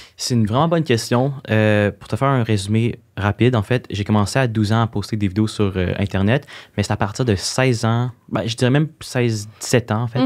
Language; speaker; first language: French; native; French